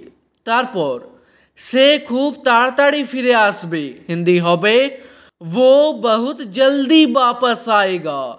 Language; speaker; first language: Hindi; non-native, fluent; Bangla